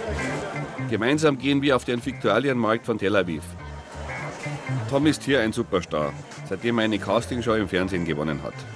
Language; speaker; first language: German; native; German